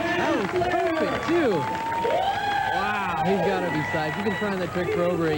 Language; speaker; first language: English; native; English